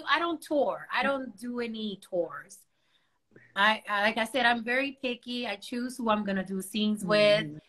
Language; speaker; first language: English; early bilingual, other home language; Spanish